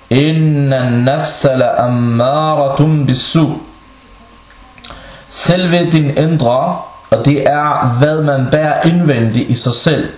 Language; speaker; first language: Danish; non-native, local second language; Arabic